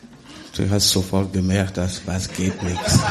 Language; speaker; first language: German; non-native, learner; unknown